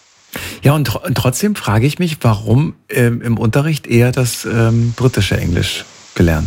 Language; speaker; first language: German; native; German